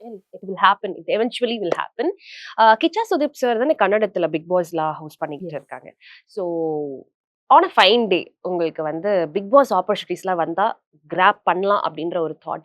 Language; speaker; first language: Tamil; native; Tamil